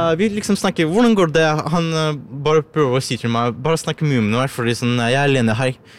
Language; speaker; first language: Norwegian; non-native, learner; Ukrainian